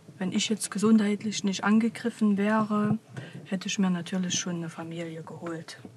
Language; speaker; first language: German; native; German